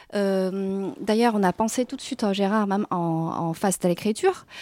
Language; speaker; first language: French; non-native, fluent; Chinese